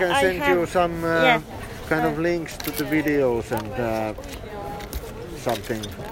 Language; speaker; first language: English; non-native, fluent; Finnish